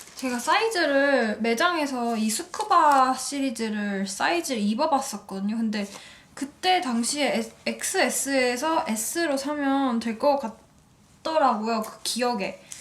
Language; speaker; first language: Korean; native; Korean